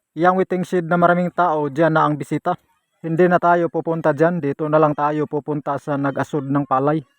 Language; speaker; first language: Filipino; non-native, local second language; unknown